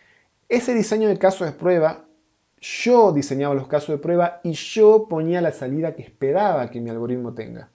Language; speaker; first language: Spanish; native; Spanish